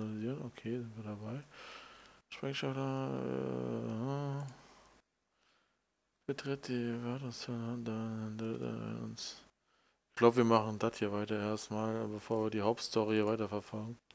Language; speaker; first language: German; native; German